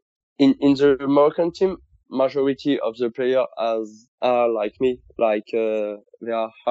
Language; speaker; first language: English; non-native, fluent; French